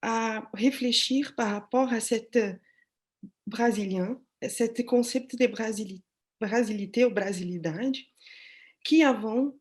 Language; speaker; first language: French; non-native, fluent; Portuguese